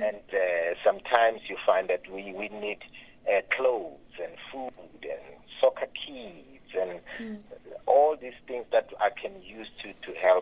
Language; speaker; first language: English; non-native, local second language; Tsonga